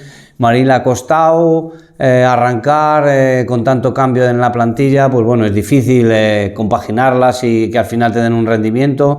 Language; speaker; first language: Spanish; native; Spanish